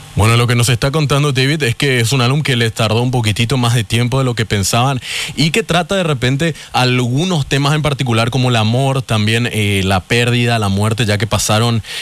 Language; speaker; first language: Spanish; native; Spanish